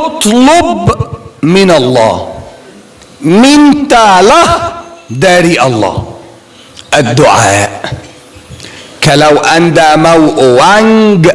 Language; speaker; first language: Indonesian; non-native, learner; Arabic